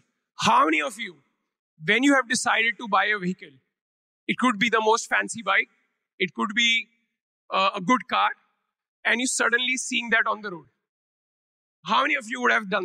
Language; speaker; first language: English; non-native, local second language; Punjabi